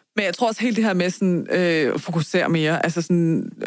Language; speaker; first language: Danish; early bilingual, other home language; Persian